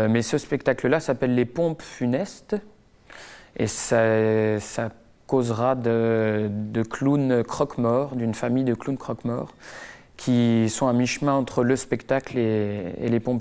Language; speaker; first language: French; native; French